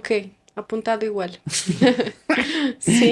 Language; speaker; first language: Spanish; non-native, fluent; Russian